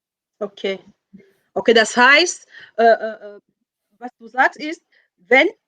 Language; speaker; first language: German; non-native, fluent; French